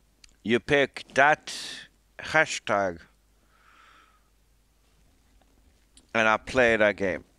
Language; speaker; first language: English; non-native, fluent; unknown